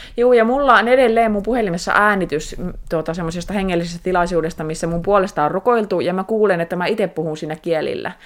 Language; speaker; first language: Finnish; native; Finnish